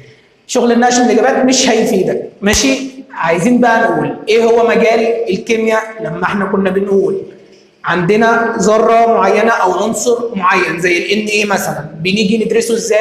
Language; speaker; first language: Arabic; native; Arabic